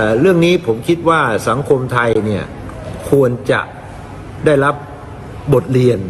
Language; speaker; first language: Thai; native; Thai